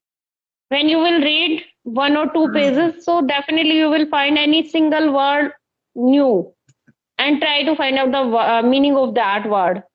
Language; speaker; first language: English; non-native, local second language; Hindi